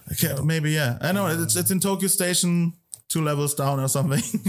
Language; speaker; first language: English; non-native, fluent; German